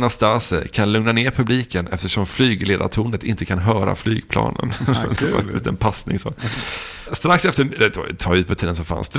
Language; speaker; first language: Swedish; native; Swedish